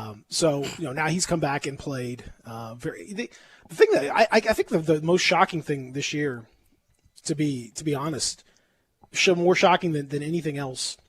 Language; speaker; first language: English; native; English